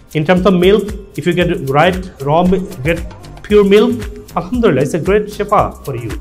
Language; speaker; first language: English; non-native, local second language; Bangla